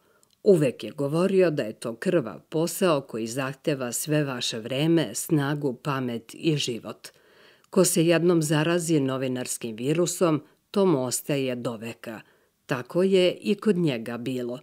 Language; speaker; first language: Serbian; native; Serbian